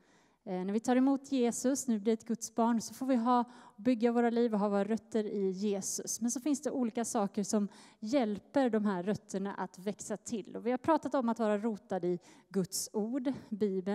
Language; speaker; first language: Swedish; native; Swedish